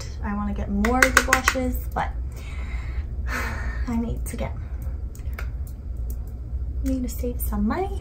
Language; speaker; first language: English; native; English